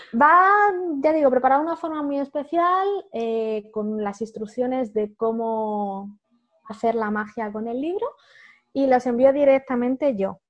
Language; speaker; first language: Spanish; native; Spanish